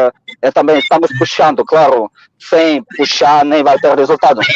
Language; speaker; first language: Portuguese; non-native, fluent; Russian